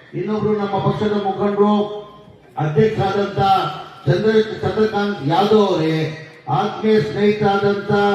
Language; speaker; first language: Kannada; non-native, local second language; Urdu